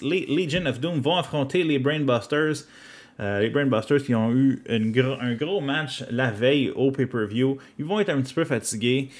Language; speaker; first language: French; native; French